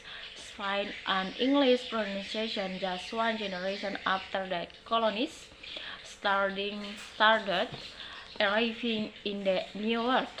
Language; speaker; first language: English; non-native, learner; Indonesian